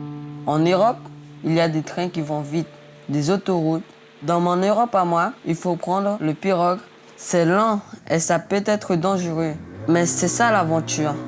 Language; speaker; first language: French; non-native, local second language; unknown